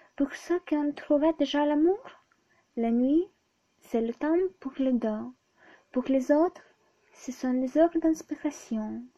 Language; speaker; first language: French; non-native, fluent; Ukrainian